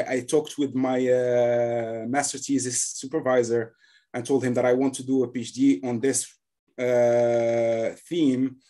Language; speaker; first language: English; non-native, fluent; Arabic